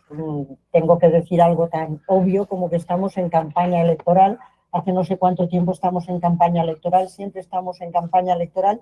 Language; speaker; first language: Spanish; native; Spanish